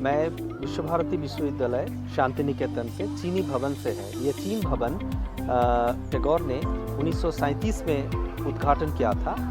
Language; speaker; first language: Hindi; non-native, local second language; Bangla